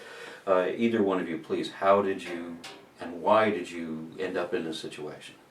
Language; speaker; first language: English; native; English